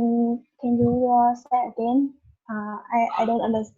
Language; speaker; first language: English; non-native, learner; Vietnamese